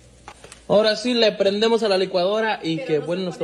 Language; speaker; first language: Spanish; native; Spanish